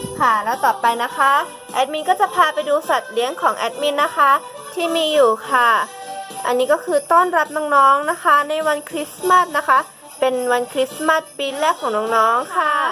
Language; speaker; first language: Thai; native; Thai